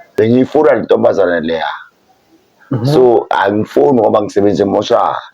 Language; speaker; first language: Zulu; non-native, local second language; Tswana